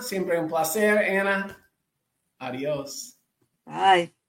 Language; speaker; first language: Spanish; non-native, fluent; English